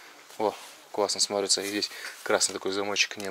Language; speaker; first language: Russian; native; Russian